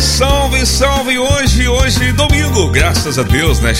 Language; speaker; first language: Portuguese; native; Portuguese